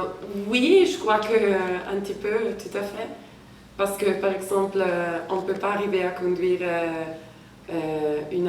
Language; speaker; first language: French; non-native, fluent; Italian